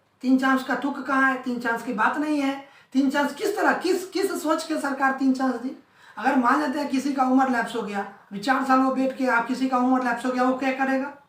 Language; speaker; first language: Hindi; native; Hindi